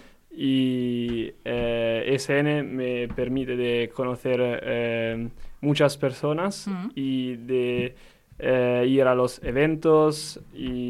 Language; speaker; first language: Spanish; non-native, learner; Italian